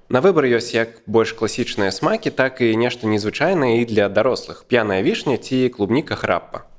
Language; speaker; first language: Belarusian; native; Belarusian